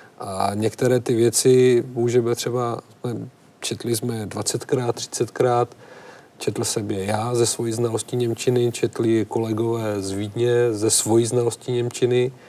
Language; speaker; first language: Czech; native; Czech